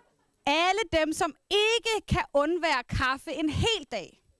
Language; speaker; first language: Danish; non-native, local second language; Kalaallisut